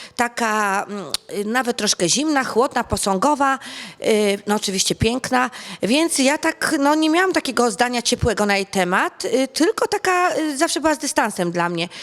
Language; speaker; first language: Polish; native; Polish